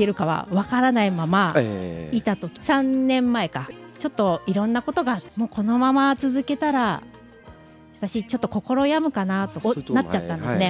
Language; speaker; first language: Japanese; native; Japanese